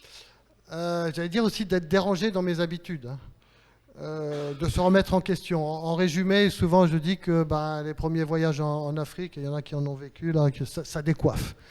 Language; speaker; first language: French; native; French